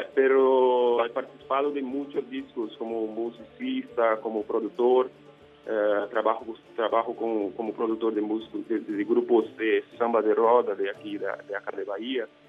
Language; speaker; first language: Spanish; non-native, fluent; Portuguese